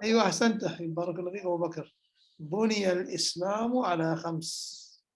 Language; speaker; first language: Arabic; non-native, fluent; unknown